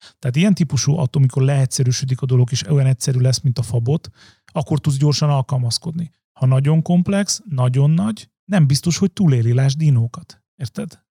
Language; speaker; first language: Hungarian; native; Hungarian